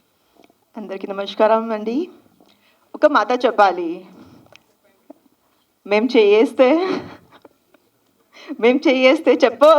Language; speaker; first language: Telugu; non-native, learner; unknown